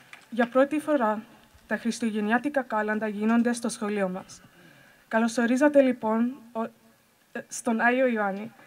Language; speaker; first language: Greek; early bilingual, heritage; Greek